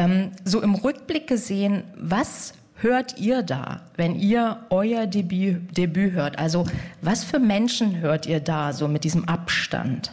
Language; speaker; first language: German; native; German